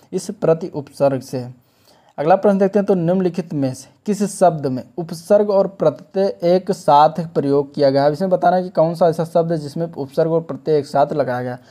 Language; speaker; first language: Hindi; native; Hindi